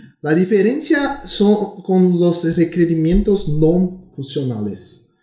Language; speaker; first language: Spanish; non-native, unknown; Portuguese